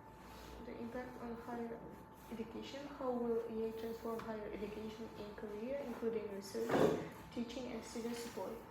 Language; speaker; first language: English; non-native, learner; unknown